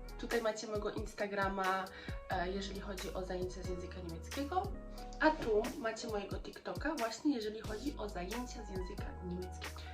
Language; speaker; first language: Polish; early bilingual, heritage; Polish